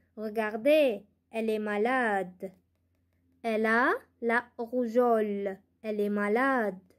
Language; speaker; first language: French; non-native, local second language; Arabic